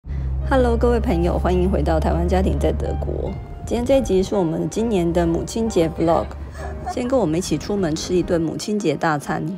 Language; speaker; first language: Chinese; native; Chinese